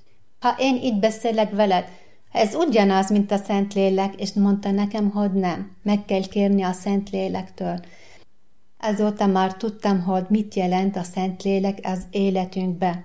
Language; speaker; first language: Hungarian; non-native, learner; Arabic